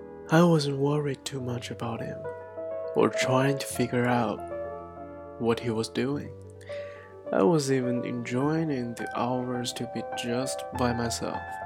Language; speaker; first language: English; non-native, fluent; Chinese